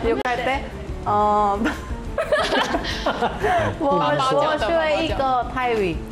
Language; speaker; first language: Chinese; non-native, learner; Korean